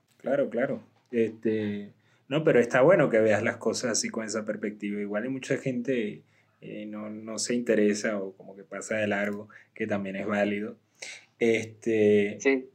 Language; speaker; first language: Spanish; native; Spanish